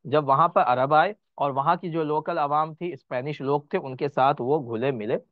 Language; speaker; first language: Hindi; native; Hindi